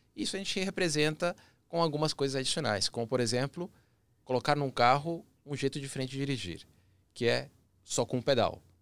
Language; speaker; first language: Portuguese; early bilingual, other home language; Spanish